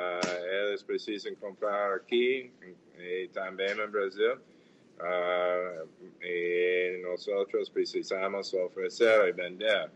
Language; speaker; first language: Portuguese; non-native, fluent; English